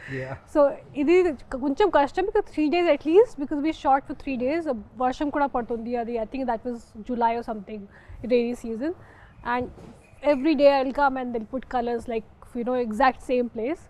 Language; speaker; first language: Telugu; non-native, fluent; Hindi